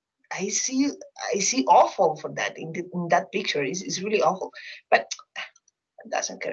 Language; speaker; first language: English; non-native, fluent; Spanish